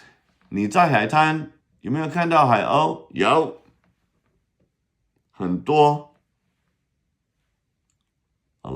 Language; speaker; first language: Chinese; non-native, fluent; English